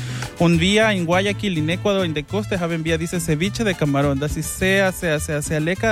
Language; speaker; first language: German; non-native, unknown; Spanish